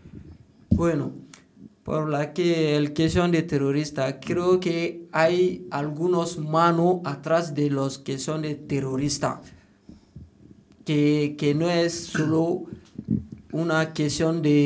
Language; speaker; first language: Spanish; non-native, learner; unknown